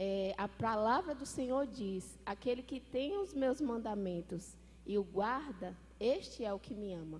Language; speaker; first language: Portuguese; native; Portuguese